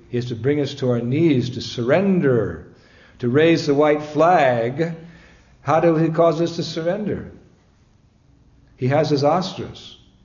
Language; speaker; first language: English; native; English